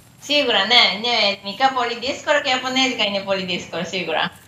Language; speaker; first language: Greek; non-native, learner; Japanese